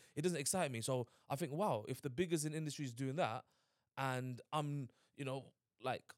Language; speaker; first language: English; native; English